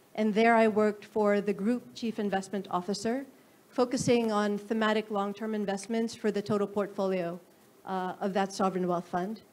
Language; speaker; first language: English; non-native, local second language; Filipino